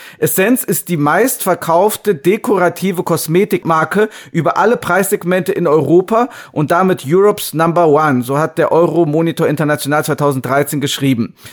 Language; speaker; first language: German; native; German